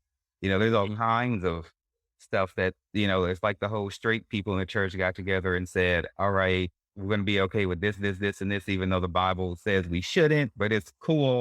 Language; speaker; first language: English; native; English